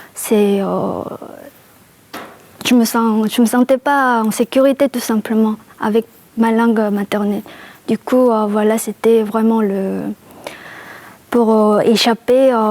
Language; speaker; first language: French; non-native, fluent; Korean